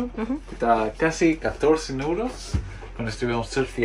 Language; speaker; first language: Spanish; non-native, fluent; English